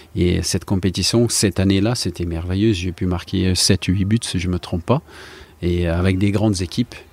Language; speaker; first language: French; non-native, fluent; Portuguese